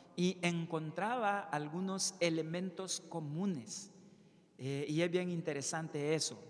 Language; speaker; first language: Spanish; native; Spanish